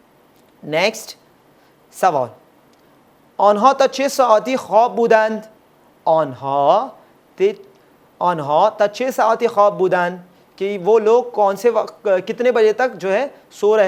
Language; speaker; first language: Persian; non-native, fluent; Urdu